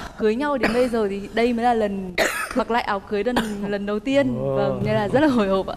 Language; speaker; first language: Vietnamese; native; Vietnamese